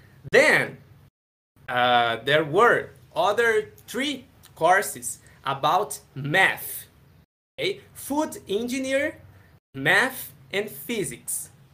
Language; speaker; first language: English; non-native, fluent; Portuguese